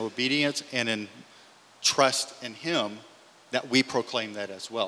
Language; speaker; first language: English; native; English